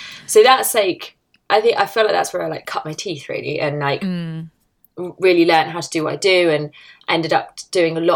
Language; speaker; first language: English; native; English